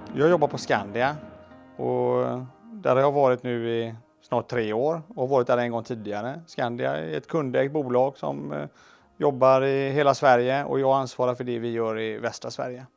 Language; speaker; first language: Swedish; native; Swedish